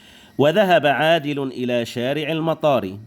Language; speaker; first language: Arabic; non-native, fluent; Indonesian